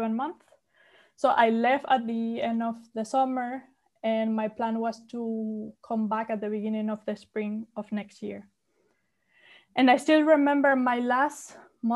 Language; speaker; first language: English; non-native, fluent; Spanish